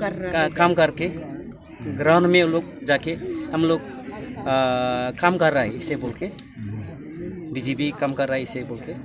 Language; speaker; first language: Hindi; non-native, local second language; Bangla